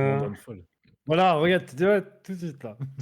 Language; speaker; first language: French; native; French